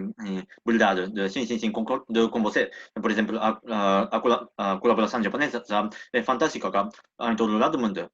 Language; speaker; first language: Portuguese; non-native, learner; Japanese